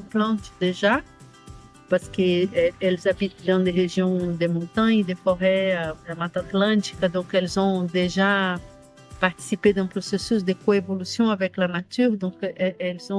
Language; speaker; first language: French; non-native, fluent; Portuguese